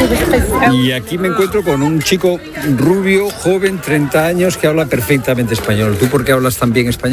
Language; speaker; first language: Spanish; native; Spanish